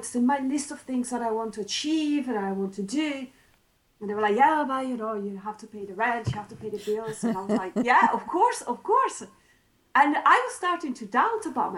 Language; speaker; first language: English; non-native, fluent; Italian